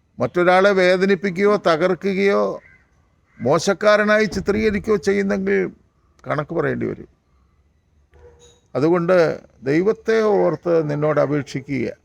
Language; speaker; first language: Malayalam; native; Malayalam